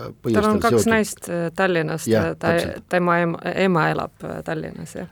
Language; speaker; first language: Estonian; non-native, local second language; Russian